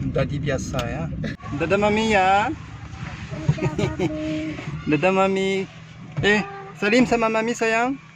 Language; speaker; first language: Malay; non-native, fluent; French